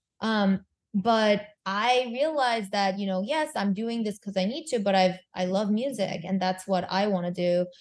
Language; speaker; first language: English; early bilingual, other home language; Korean